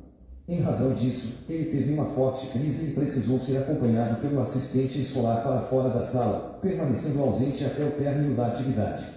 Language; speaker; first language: Portuguese; native; Portuguese